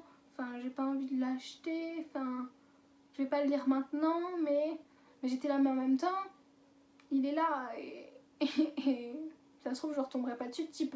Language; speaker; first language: French; native; French